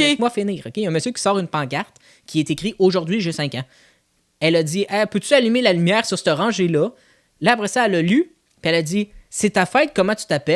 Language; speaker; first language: French; native; French